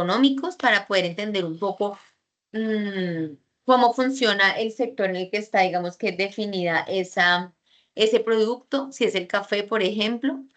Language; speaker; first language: Spanish; native; Spanish